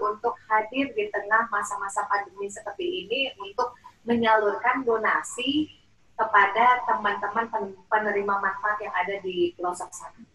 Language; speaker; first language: Indonesian; native; Indonesian